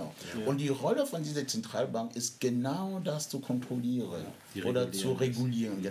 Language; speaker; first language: German; non-native, fluent; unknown